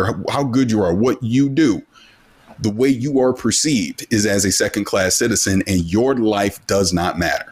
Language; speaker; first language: English; native; English